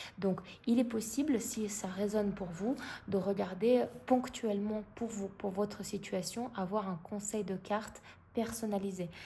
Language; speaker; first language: French; non-native, fluent; Russian